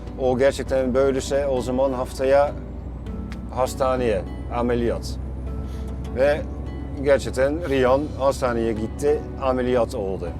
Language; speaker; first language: Turkish; non-native, fluent; Dutch